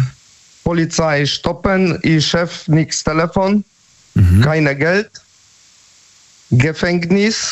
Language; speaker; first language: German; non-native, learner; Polish